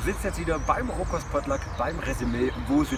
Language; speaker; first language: German; native; German